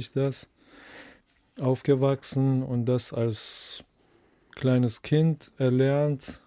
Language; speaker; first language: German; non-native, fluent; Persian